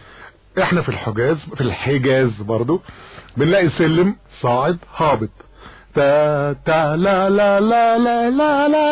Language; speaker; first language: Arabic; native; Arabic